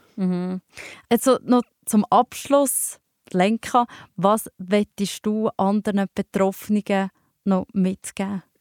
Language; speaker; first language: German; native; German